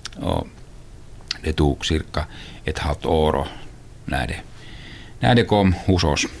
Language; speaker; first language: Swedish; non-native, local second language; Finnish